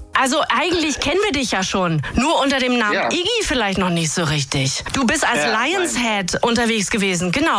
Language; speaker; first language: German; native; German